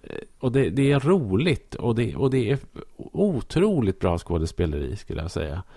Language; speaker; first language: Swedish; native; Swedish